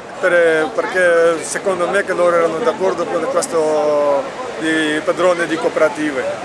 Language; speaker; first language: Italian; non-native, learner; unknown